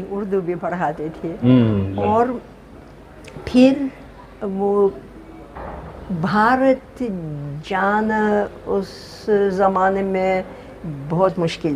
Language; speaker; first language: Hindi; non-native, fluent; Russian